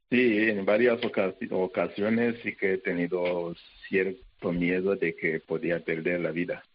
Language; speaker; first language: Spanish; non-native, fluent; Kinyarwanda